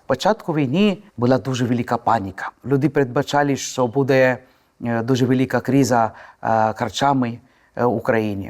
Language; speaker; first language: Ukrainian; non-native, fluent; Hindi